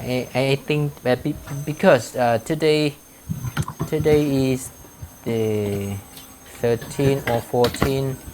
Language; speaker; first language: English; non-native, fluent; Vietnamese